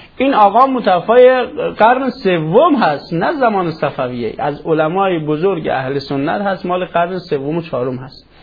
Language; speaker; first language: Persian; native; Persian